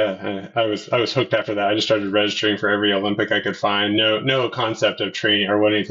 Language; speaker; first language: English; native; English